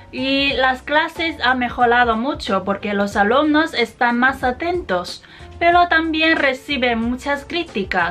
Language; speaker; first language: Spanish; non-native, fluent; Chinese